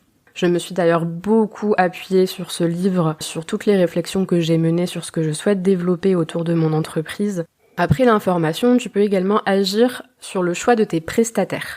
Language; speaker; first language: French; native; French